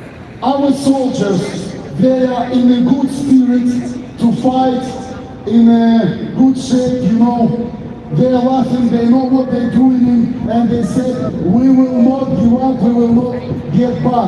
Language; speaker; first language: English; non-native, fluent; Ukrainian